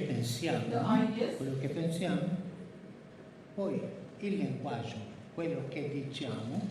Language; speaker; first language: Italian; early bilingual, heritage; Spanish